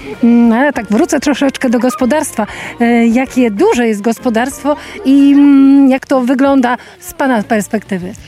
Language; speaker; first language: Polish; native; Polish